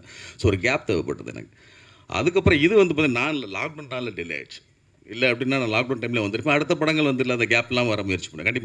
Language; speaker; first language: Tamil; native; Tamil